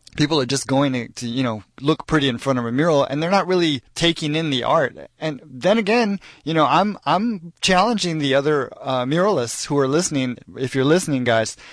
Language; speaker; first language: English; native; English